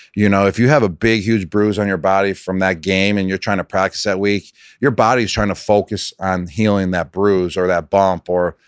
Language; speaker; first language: English; native; English